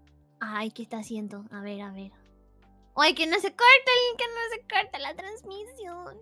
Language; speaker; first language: Spanish; native; Spanish